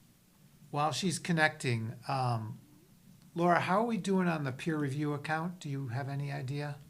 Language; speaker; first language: English; native; English